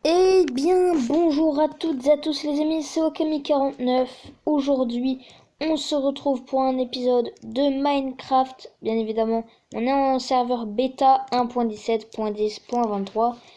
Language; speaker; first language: French; native; French